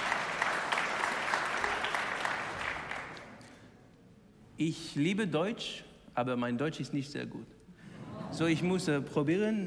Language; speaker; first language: German; non-native, learner; English